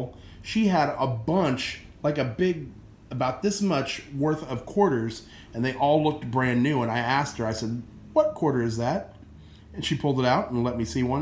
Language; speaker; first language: English; native; English